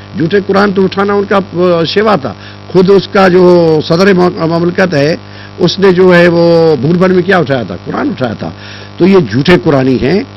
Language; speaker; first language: Urdu; non-native, local second language; Sindhi